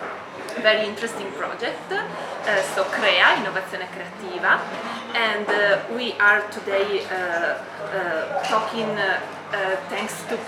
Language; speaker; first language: English; non-native, fluent; Italian